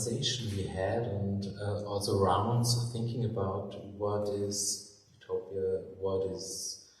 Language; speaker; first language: English; non-native, fluent; German